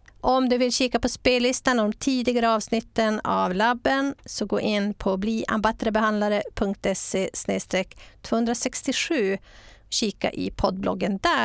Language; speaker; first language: Swedish; native; Swedish